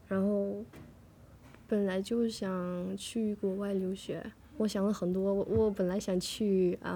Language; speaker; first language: Chinese; non-native, fluent; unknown